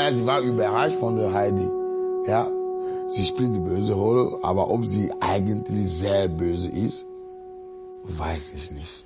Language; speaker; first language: German; non-native, fluent; Ewe